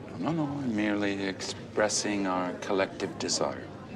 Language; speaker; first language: English; native; English